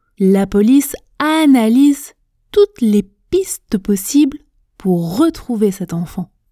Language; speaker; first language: French; native; French